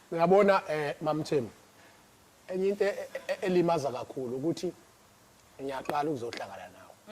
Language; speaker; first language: Zulu; native; Zulu